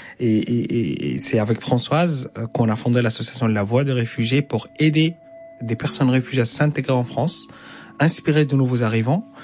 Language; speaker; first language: French; non-native, fluent; Arabic